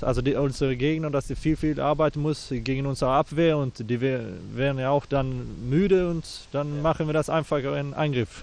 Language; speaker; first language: German; non-native, fluent; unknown